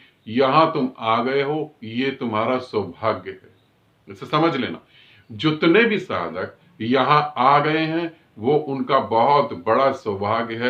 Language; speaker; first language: Hindi; native; Hindi